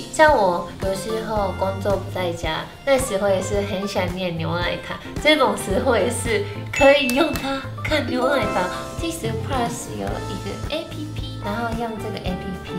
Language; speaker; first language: Chinese; non-native, fluent; Japanese